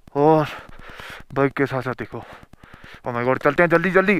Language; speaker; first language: Hindi; native; Hindi